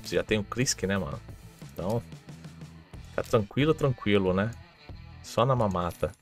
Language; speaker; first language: Portuguese; native; Portuguese